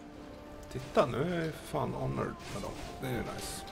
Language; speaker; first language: Swedish; native; Swedish